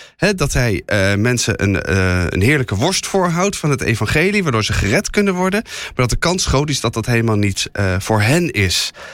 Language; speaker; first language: Dutch; native; Dutch